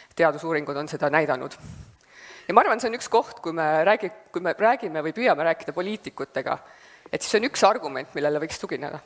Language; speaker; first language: Estonian; native; Estonian